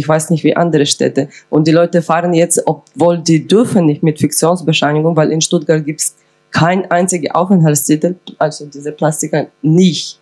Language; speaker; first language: German; non-native, fluent; Ukrainian